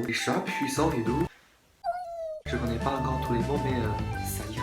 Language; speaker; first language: French; non-native, learner; Chinese